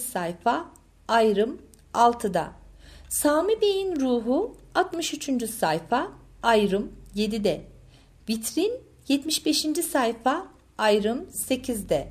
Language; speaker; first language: Turkish; native; Turkish